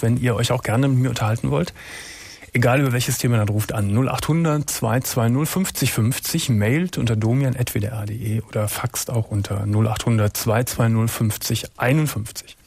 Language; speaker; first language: German; native; German